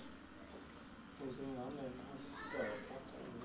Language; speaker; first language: Swedish; native; Swedish